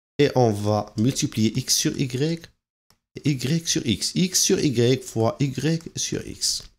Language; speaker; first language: French; non-native, local second language; Arabic